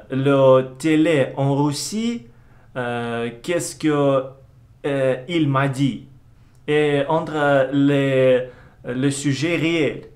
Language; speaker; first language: French; non-native, learner; Russian